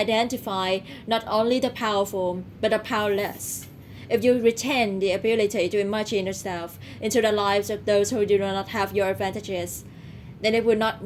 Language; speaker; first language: English; non-native, learner; Vietnamese